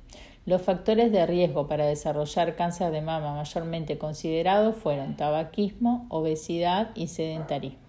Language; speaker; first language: Spanish; native; Spanish